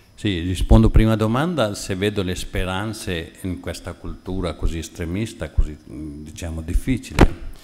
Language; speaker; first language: Italian; non-native, fluent; Urdu